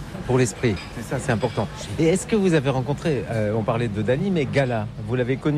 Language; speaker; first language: French; native; French